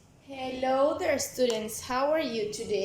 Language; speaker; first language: English; non-native, learner; Spanish